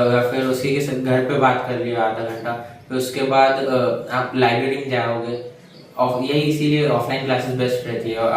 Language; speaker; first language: Hindi; non-native, local second language; Marathi